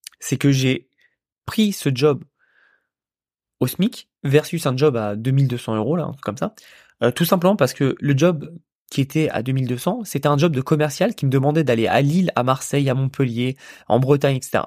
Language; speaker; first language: French; native; French